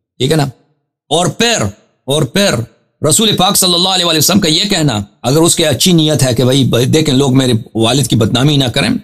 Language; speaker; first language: Urdu; non-native, fluent; Persian